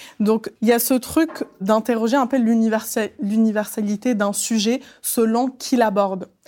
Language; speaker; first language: French; early bilingual, other home language; Arabic